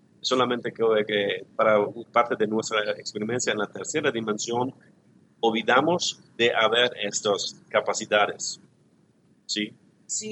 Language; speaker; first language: Spanish; non-native, learner; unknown